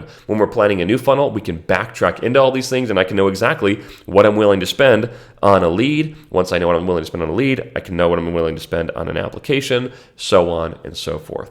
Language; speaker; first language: English; native; English